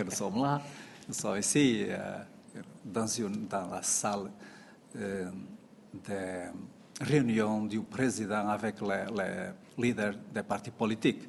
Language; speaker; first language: French; non-native, fluent; Portuguese